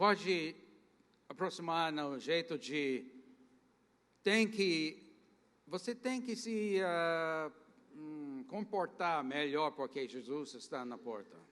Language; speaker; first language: Portuguese; non-native, fluent; English